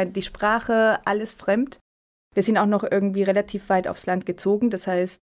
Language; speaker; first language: German; early bilingual, other home language; Spanish